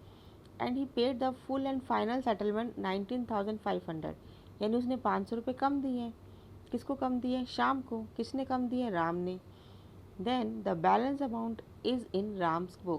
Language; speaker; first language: Hindi; native; Hindi